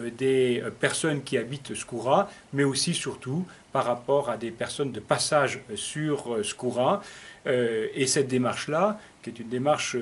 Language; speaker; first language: French; native; French